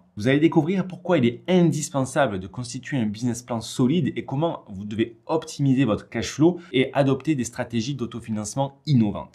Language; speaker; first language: French; native; French